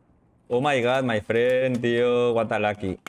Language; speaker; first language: English; non-native, learner; Spanish